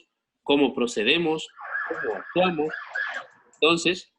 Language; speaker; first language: Spanish; native; Spanish